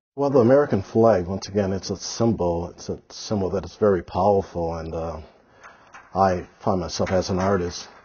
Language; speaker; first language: English; native; English